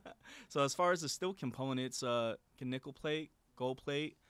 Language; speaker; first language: English; native; English